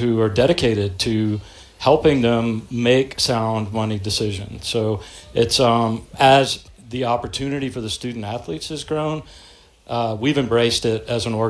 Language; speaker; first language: English; native; English